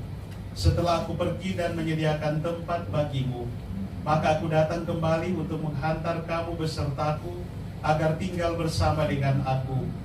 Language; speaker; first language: Indonesian; native; Indonesian